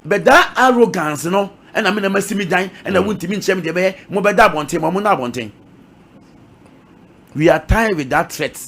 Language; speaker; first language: English; non-native, local second language; Akan